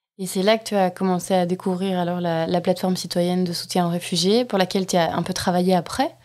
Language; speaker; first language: French; native; French